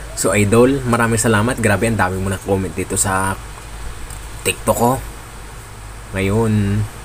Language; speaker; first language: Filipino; non-native, local second language; Hiligaynon